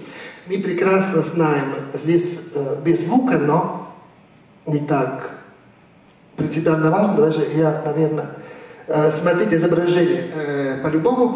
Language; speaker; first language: Russian; non-native, fluent; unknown